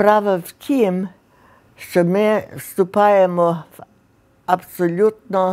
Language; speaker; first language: Ukrainian; early bilingual, heritage; Ukrainian